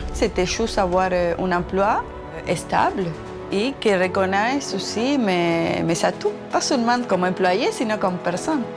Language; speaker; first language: French; non-native, fluent; Spanish